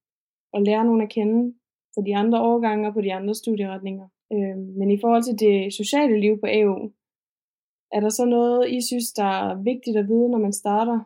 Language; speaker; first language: Danish; native; Danish